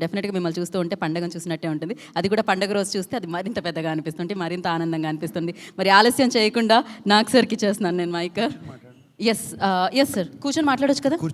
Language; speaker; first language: Telugu; native; Telugu